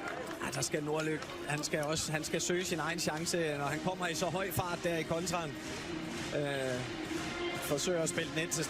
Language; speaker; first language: Danish; native; Danish